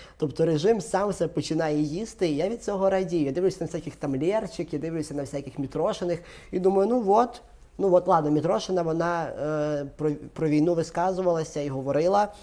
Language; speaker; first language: Ukrainian; non-native, local second language; Russian